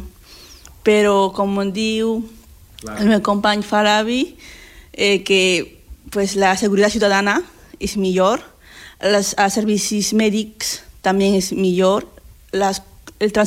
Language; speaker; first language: Catalan; non-native, learner; Spanish